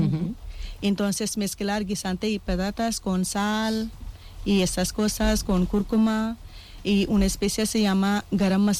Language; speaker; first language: Spanish; non-native, learner; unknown